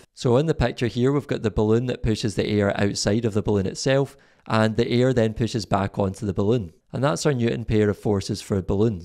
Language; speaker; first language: English; native; English